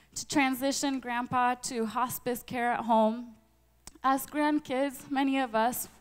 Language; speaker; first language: English; early bilingual, other home language; Ukrainian